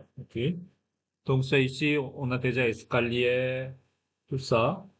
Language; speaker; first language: French; non-native, fluent; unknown